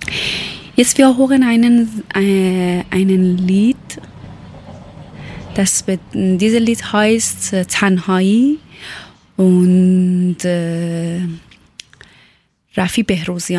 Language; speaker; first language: German; non-native, learner; Persian